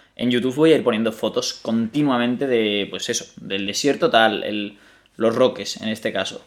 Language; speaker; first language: Spanish; native; Spanish